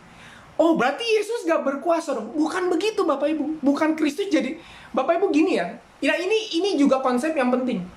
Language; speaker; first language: Indonesian; native; Indonesian